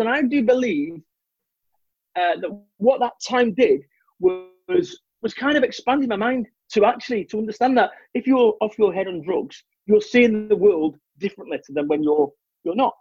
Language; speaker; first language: English; native; English